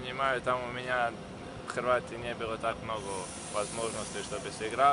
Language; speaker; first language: Russian; non-native, learner; Croatian